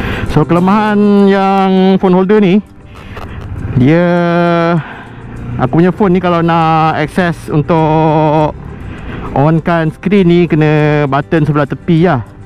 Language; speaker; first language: Malay; native; Malay